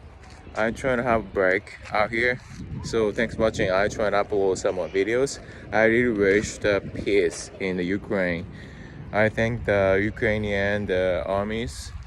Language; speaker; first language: English; non-native, learner; Japanese